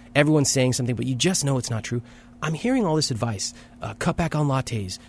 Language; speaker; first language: English; early bilingual, other home language; Hindi